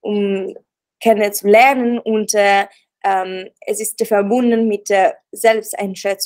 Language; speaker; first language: German; non-native, learner; Italian